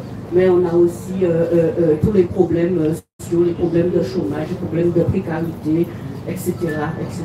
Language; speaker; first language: French; native; French